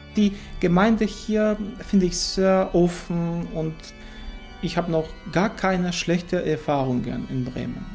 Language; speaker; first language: German; non-native, fluent; Polish